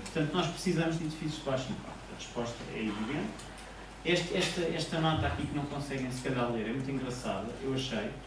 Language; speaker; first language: Portuguese; native; Portuguese